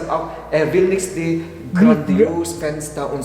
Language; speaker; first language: German; non-native, learner; Filipino